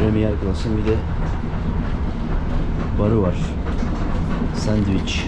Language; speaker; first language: Turkish; native; Turkish